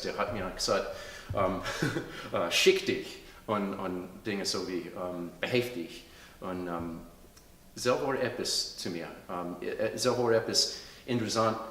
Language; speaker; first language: German; early bilingual, heritage; English